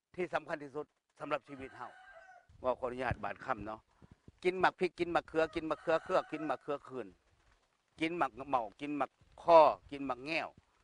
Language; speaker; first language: Thai; native; Thai